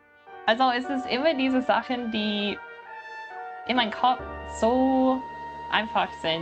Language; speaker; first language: German; non-native, learner; English